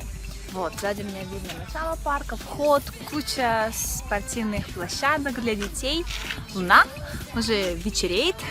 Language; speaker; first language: Russian; native; Russian